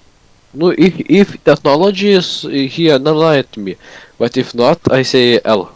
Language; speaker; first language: English; non-native, learner; Russian